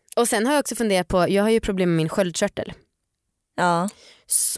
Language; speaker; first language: Swedish; native; Swedish